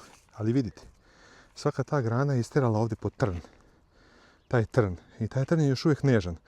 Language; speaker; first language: Croatian; native; Croatian